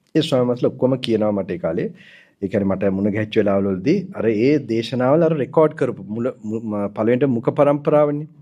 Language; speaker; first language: Sinhala; non-native, fluent; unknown